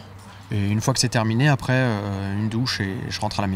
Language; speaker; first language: French; native; French